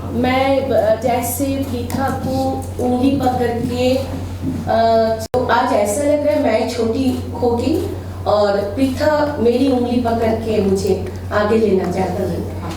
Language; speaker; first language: Hindi; non-native, local second language; Bangla